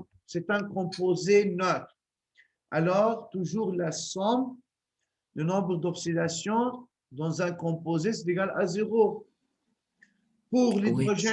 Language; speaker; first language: French; non-native, local second language; Arabic